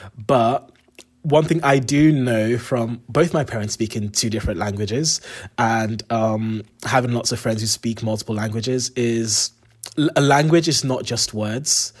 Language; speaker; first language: English; native; English